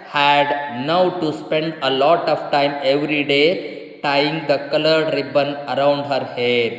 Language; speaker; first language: English; non-native, local second language; Kannada